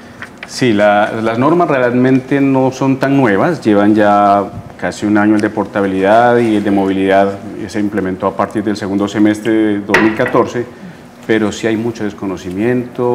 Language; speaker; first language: Spanish; native; Spanish